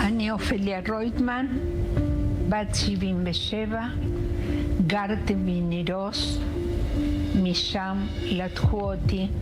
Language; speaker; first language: Hebrew; non-native, learner; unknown